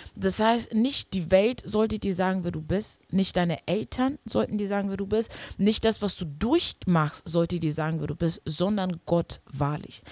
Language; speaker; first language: German; non-native, fluent; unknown